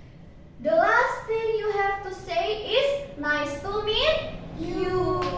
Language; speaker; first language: English; non-native, fluent; Indonesian